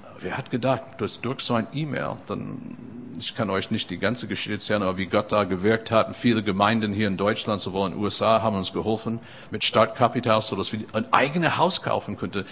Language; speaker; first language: German; non-native, fluent; English